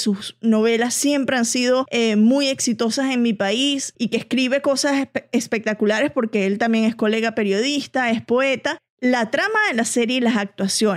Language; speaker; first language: Spanish; native; Spanish